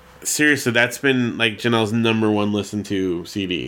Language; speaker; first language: English; native; English